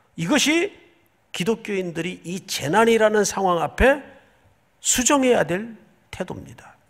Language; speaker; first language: Korean; native; Korean